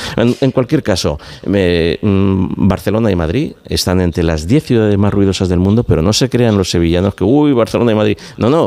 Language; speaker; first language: Spanish; native; Spanish